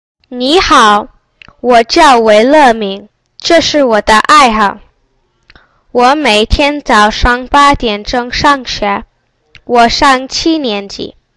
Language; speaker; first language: Chinese; non-native, learner; English